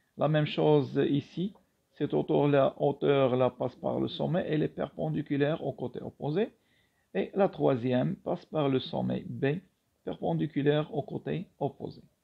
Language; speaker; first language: French; non-native, local second language; Arabic